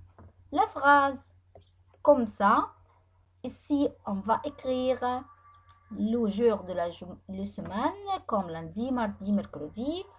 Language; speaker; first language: French; non-native, fluent; Arabic